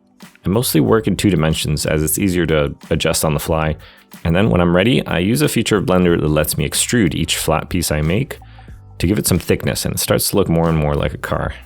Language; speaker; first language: English; native; English